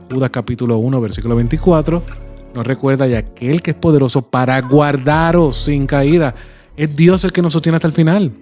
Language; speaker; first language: Spanish; native; Spanish